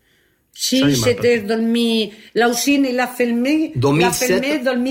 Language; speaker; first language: French; non-native, learner; Spanish